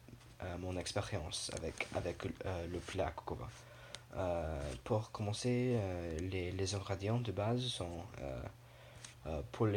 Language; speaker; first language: French; non-native, learner; English